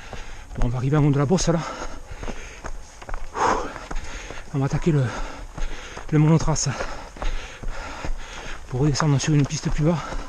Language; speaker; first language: French; native; French